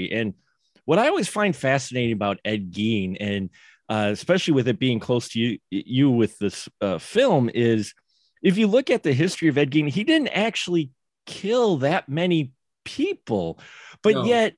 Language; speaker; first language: English; native; English